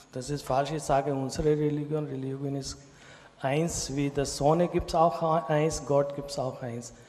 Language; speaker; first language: German; non-native, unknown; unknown